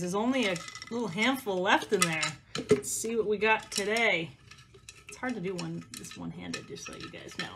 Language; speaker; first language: English; native; English